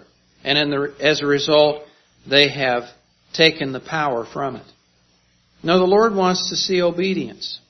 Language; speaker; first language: English; native; English